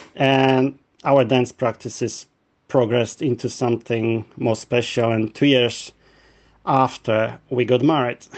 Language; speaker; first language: English; non-native, fluent; Polish